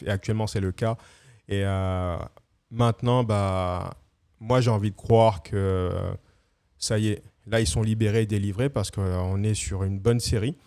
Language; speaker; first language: French; native; French